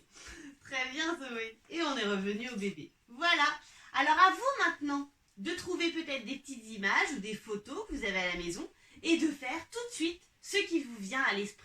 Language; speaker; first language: French; native; French